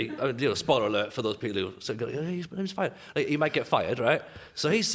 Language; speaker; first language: English; native; English